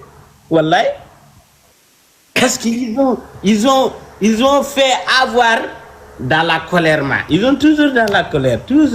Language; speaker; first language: French; non-native, local second language; Fula